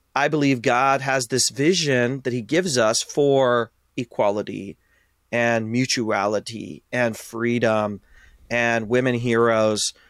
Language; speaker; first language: English; native; English